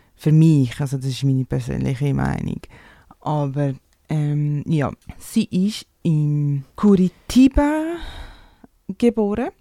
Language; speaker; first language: German; non-native, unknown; Portuguese